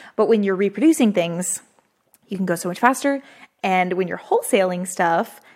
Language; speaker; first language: English; native; English